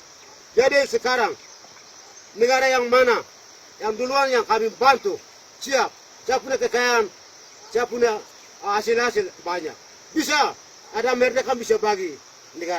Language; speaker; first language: Indonesian; non-native, local second language; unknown